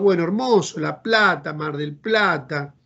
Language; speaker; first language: Spanish; native; Spanish